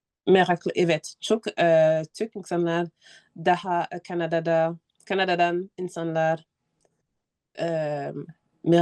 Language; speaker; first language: Turkish; non-native, learner; French